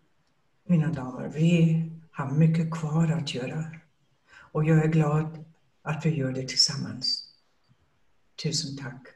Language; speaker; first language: Swedish; non-native, fluent; German